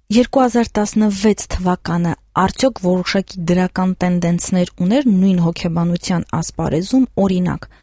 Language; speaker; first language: Armenian; native; Armenian